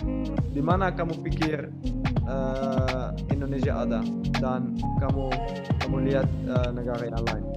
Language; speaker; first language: Indonesian; non-native, learner; Dutch